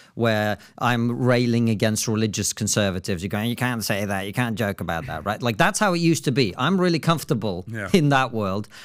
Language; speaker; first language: English; non-native, fluent; Russian